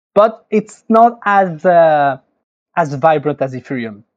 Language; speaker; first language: English; non-native, fluent; French